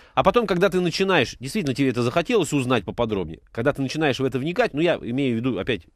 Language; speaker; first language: Russian; native; Russian